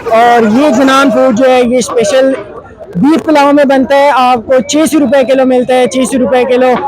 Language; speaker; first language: Urdu; non-native, local second language; Pashto